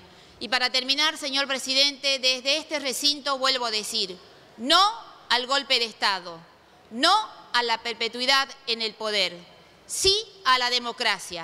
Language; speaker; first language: Spanish; native; Spanish